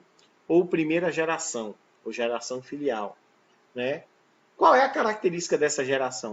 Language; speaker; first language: Portuguese; native; Portuguese